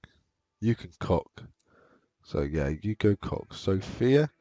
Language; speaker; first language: English; native; English